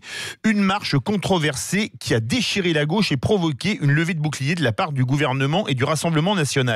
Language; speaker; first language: French; native; French